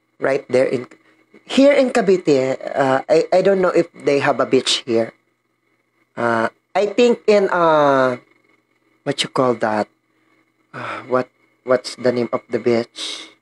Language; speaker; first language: English; non-native, learner; Filipino